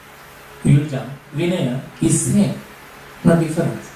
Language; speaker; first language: English; non-native, learner; Sinhala